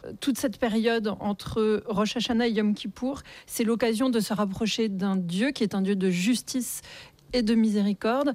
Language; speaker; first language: French; native; French